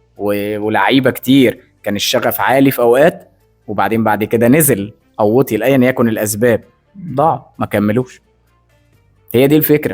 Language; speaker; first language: Arabic; native; Arabic